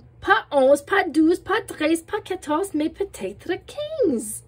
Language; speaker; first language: French; non-native, fluent; English